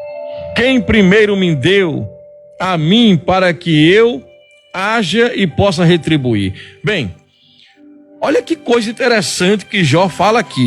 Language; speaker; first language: Portuguese; native; Portuguese